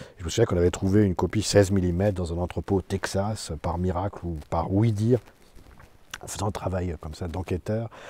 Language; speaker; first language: French; native; French